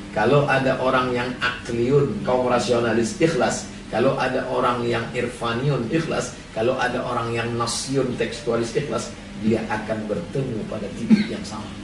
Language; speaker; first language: Indonesian; native; Indonesian